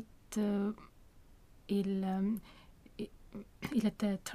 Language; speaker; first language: French; non-native, learner; Swedish